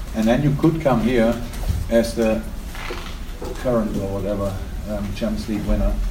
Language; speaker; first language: English; non-native, fluent; German